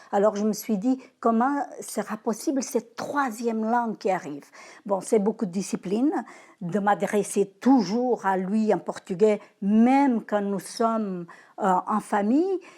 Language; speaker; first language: French; non-native, fluent; Portuguese